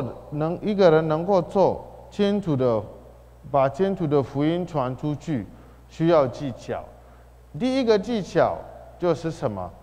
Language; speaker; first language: Chinese; non-native, fluent; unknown